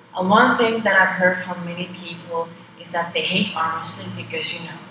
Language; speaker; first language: English; non-native, fluent; Estonian